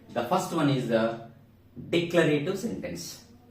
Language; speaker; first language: English; non-native, local second language; Telugu